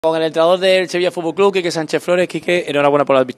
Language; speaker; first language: Spanish; native; Spanish